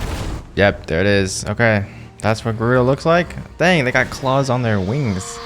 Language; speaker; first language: English; native; English